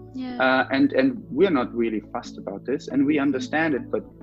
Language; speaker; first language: English; non-native, fluent; German